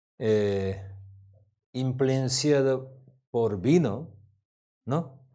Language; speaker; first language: Spanish; non-native, learner; Korean